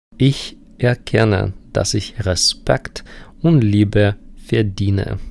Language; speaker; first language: German; non-native, fluent; Ukrainian